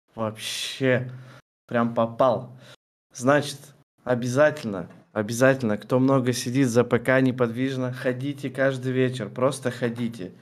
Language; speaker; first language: Russian; native; Russian